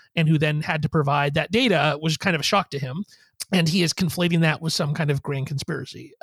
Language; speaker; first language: English; native; English